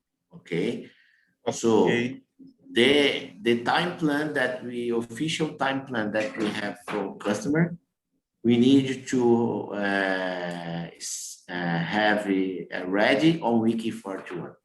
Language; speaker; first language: English; non-native, learner; Portuguese